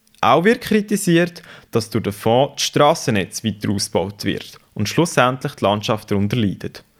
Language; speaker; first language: German; native; German